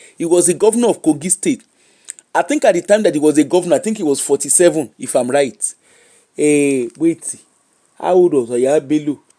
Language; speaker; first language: Nigerian Pidgin; non-native, local second language; Yoruba